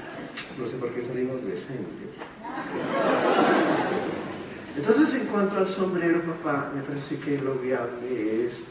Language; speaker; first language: Spanish; native; Spanish